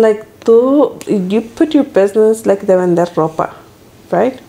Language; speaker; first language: English; early bilingual, other home language; Spanish